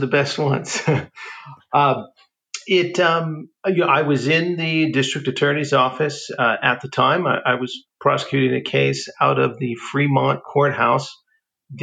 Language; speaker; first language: English; native; English